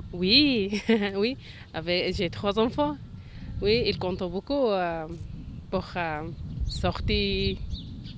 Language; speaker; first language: French; non-native, learner; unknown